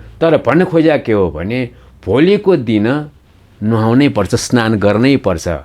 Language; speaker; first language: Nepali; non-native, local second language; Newari